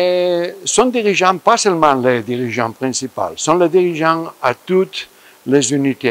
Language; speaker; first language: French; non-native, fluent; Spanish